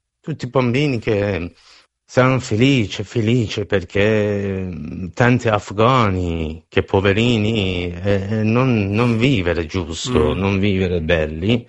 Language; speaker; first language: Italian; non-native, learner; Persian